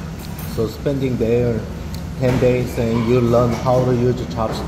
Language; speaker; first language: English; non-native, learner; Korean